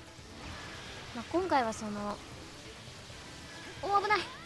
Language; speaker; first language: Japanese; native; Japanese